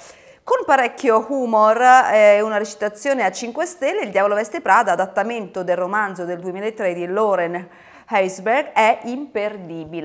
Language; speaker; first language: Italian; native; Italian